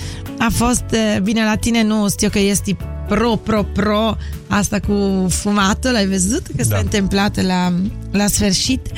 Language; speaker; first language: Romanian; non-native, fluent; Italian